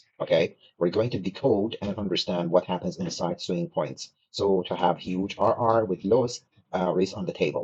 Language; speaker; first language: English; non-native, fluent; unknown